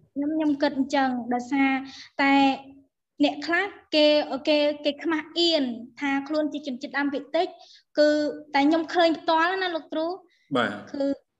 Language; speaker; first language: Khmer; non-native, local second language; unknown